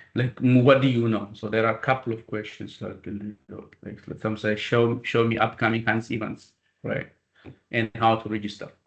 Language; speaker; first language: English; non-native, local second language; Amharic